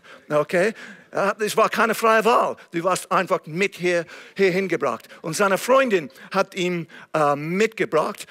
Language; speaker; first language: German; non-native, fluent; English